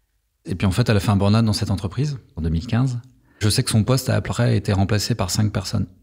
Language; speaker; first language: French; native; French